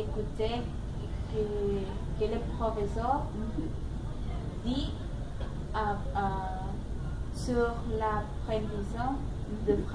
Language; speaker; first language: French; non-native, learner; Spanish